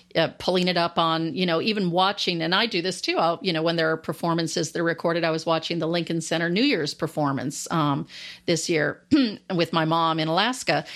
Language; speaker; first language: English; native; English